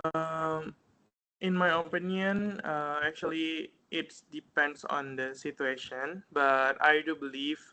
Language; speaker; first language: English; non-native, fluent; Indonesian